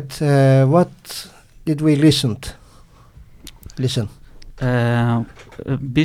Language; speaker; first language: English; non-native, learner; Turkish